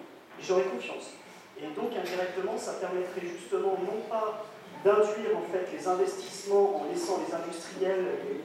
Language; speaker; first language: French; native; French